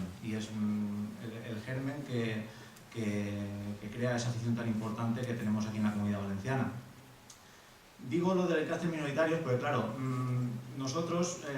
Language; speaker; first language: Spanish; native; Spanish